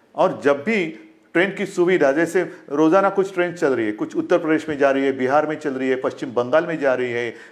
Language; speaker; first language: Hindi; non-native, local second language; Marathi